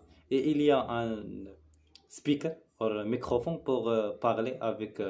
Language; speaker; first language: French; non-native, learner; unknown